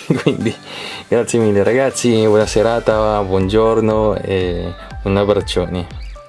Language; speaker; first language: Italian; non-native, fluent; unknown